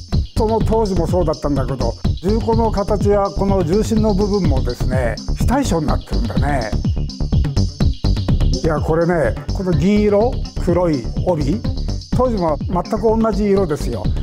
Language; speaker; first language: Japanese; native; Japanese